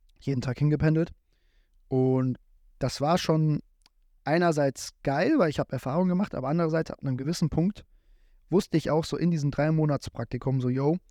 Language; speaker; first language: German; native; German